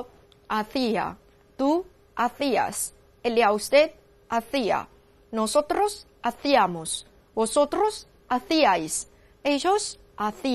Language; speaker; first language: Spanish; non-native, learner; Chinese